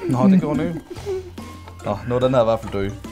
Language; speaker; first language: Danish; native; Danish